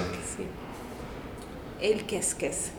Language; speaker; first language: Italian; non-native, learner; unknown